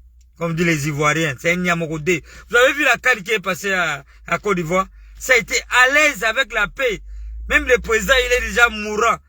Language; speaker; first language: French; non-native, local second language; Lingala